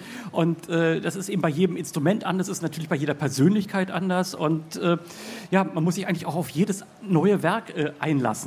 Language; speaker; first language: German; native; German